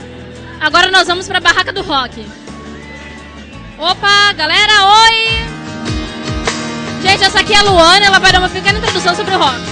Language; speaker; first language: Portuguese; native; Portuguese